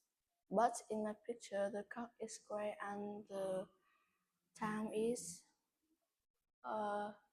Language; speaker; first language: English; non-native, learner; Vietnamese